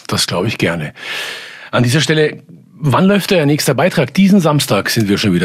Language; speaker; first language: German; native; German